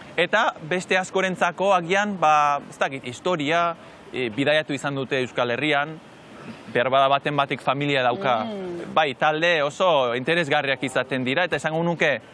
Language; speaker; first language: Basque; non-native, fluent; English